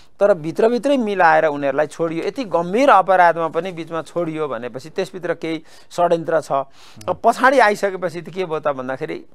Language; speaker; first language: Nepali; native; Nepali